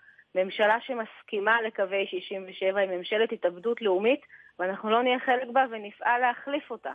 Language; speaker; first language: Hebrew; native; Hebrew